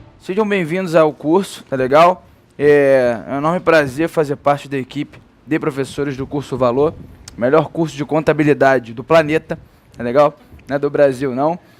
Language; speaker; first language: Portuguese; native; Portuguese